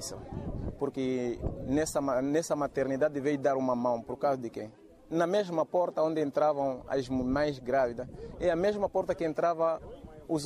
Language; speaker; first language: Portuguese; non-native, local second language; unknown